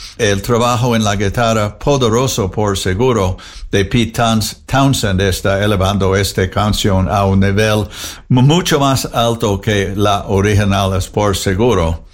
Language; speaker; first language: Spanish; non-native, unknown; English